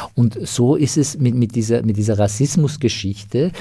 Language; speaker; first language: German; non-native, fluent; Persian